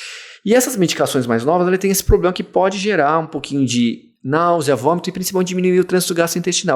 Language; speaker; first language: Portuguese; native; Portuguese